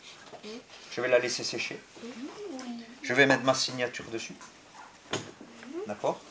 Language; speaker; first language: French; native; French